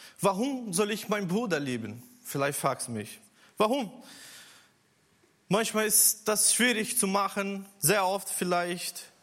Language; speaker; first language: German; non-native, learner; Portuguese